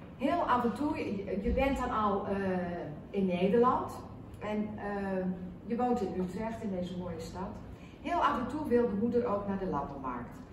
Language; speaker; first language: Dutch; non-native, local second language; Western Frisian